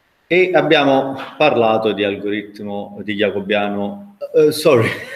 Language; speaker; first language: Italian; native; Italian